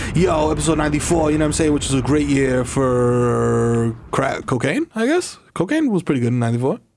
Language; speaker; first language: English; early bilingual, other home language; Spanish